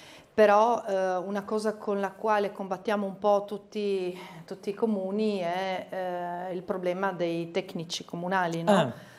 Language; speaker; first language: Italian; native; Italian